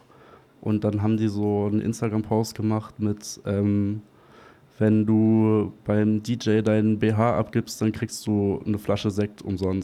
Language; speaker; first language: German; native; German